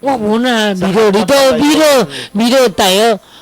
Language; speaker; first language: Filipino; non-native, learner; Chinese